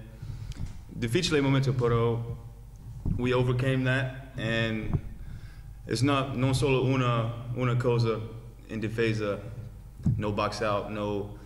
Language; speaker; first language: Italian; non-native, learner; English